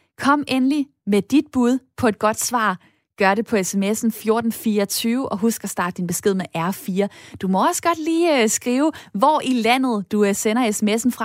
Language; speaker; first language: Danish; native; Danish